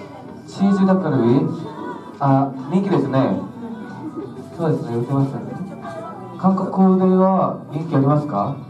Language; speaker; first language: Japanese; non-native, learner; Korean